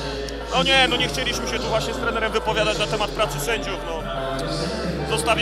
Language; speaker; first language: Polish; native; Polish